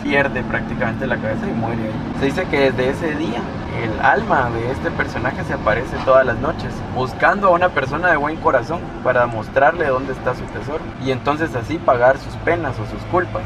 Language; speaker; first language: Spanish; native; Spanish